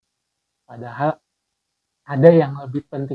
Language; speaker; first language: Indonesian; native; Indonesian